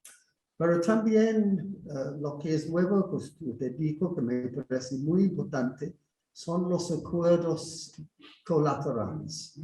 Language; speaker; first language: Spanish; non-native, fluent; English